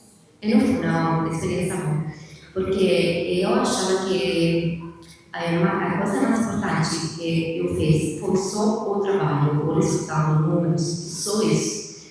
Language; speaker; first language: Portuguese; non-native, fluent; Italian